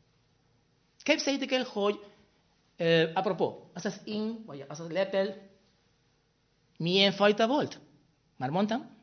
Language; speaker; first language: Hungarian; non-native, fluent; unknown